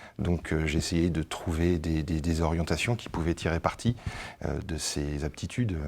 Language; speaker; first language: French; native; French